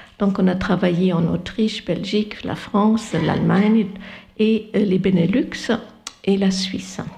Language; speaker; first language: French; non-native, fluent; German